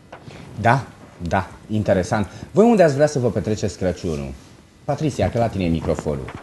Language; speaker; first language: Romanian; native; Romanian